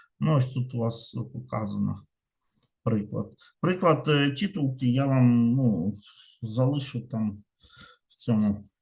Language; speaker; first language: Ukrainian; non-native, local second language; Russian